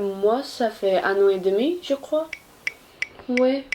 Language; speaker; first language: French; non-native, learner; Indonesian